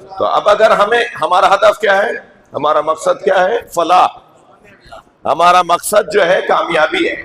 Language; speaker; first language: Urdu; native; Urdu